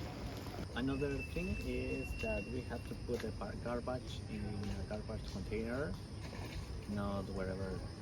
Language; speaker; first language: English; non-native, learner; Spanish